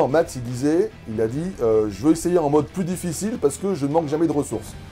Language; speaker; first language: French; native; French